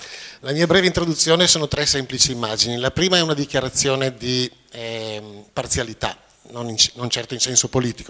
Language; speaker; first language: Italian; native; Italian